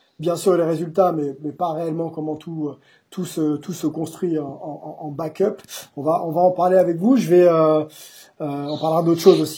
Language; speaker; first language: French; native; French